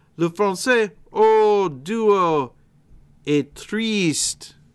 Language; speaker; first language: French; non-native, learner; English